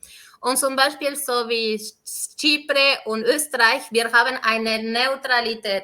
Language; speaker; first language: German; non-native, fluent; Spanish